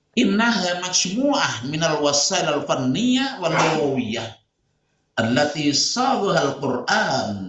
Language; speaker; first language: Arabic; non-native, fluent; Indonesian